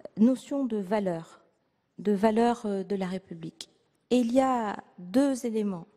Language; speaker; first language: French; native; French